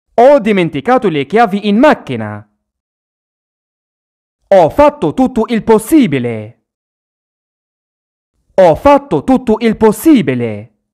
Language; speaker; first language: Italian; non-native, fluent; Arabic